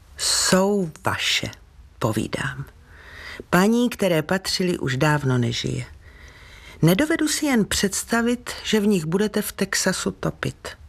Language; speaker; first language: Czech; native; Czech